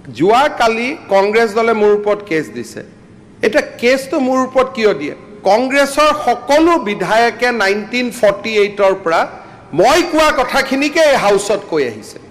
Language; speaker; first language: Assamese; native; Assamese